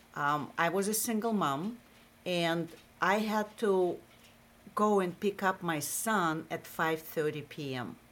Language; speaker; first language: English; non-native, fluent; Russian